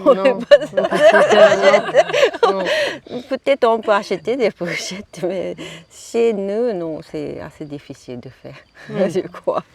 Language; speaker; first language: French; non-native, learner; Japanese